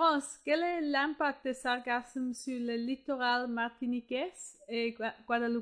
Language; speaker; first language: French; non-native, fluent; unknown